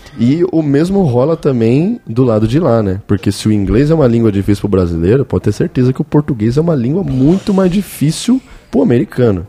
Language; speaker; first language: Portuguese; native; Portuguese